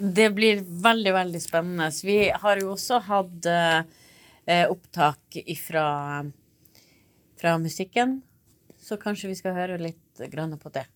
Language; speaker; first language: Norwegian; native; Norwegian